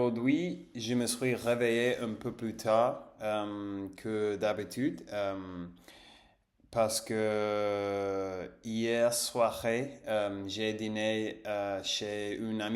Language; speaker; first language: French; non-native, learner; English